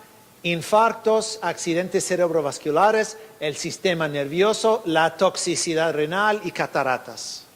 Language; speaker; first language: Spanish; non-native, fluent; English